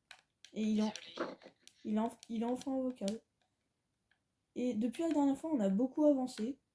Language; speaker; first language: French; native; French